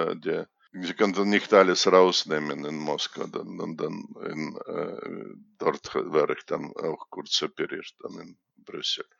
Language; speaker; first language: German; non-native, fluent; Russian